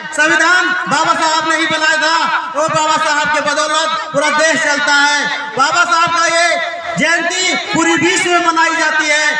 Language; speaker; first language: Hindi; native; Hindi